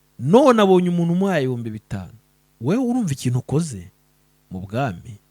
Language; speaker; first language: Kinyarwanda; native; Kinyarwanda